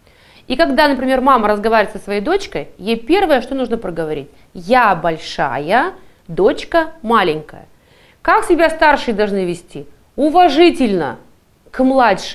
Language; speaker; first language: Russian; native; Russian